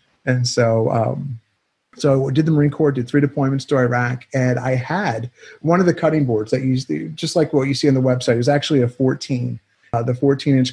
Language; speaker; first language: English; native; English